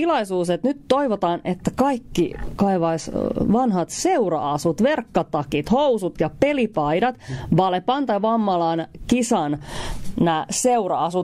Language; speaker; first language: Finnish; native; Finnish